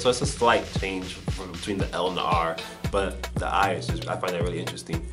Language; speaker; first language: English; native; English